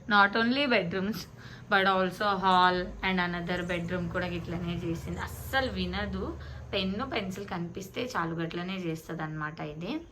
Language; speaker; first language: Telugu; non-native, local second language; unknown